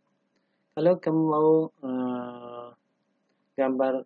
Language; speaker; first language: Indonesian; non-native, learner; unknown